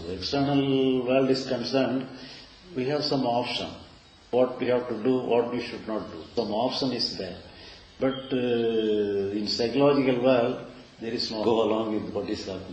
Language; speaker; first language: English; non-native, local second language; Tamil